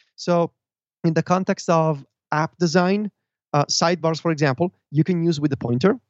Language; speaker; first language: English; non-native, fluent; Italian